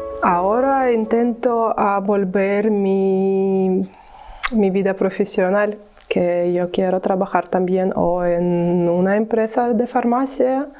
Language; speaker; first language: Spanish; non-native, learner; Ukrainian